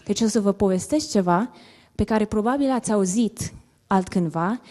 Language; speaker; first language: Romanian; non-native, learner; English